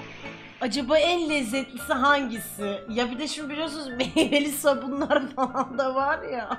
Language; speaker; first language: Turkish; native; Turkish